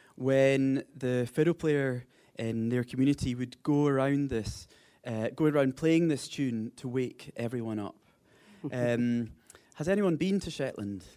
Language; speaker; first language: English; native; English